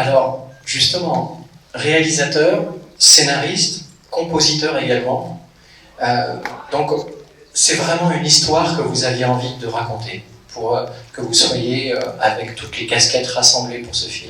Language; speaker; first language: French; native; French